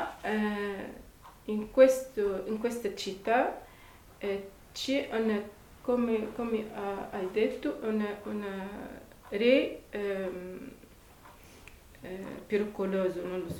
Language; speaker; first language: Italian; non-native, learner; Arabic